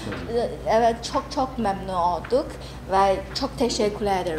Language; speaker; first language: Turkish; non-native, learner; Chinese